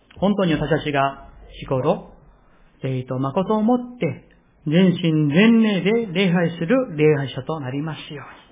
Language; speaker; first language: Japanese; non-native, fluent; Korean